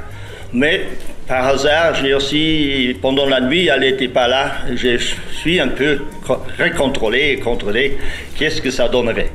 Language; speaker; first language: French; non-native, local second language; Luxembourgish